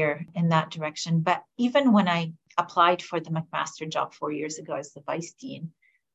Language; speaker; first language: English; non-native, fluent; Arabic